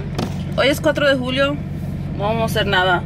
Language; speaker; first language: Spanish; early bilingual, heritage; Spanish